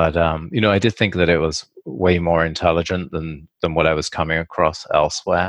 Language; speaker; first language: English; native; English